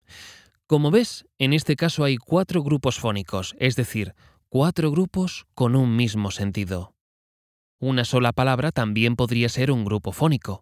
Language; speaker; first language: Spanish; native; Spanish